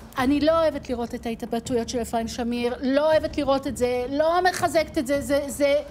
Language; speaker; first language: Hebrew; native; Hebrew